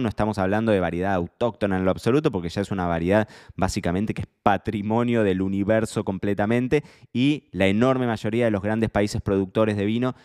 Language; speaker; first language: Spanish; native; Spanish